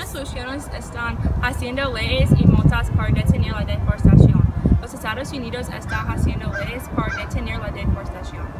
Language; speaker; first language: Spanish; non-native, learner; English